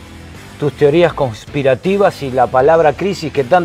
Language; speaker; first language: Spanish; native; Spanish